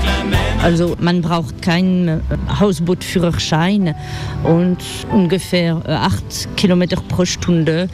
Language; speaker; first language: German; non-native, fluent; French